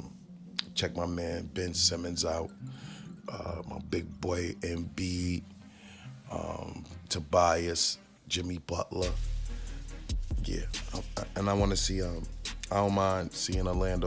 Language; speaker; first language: English; native; English